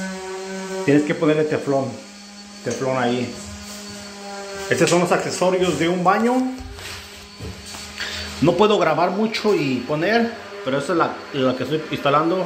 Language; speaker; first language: Spanish; native; Spanish